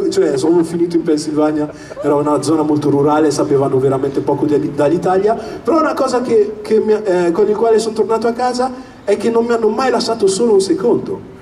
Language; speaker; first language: Italian; early bilingual, other home language; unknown